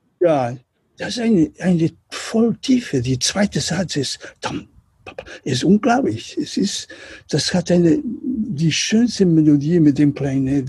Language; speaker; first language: German; non-native, learner; Catalan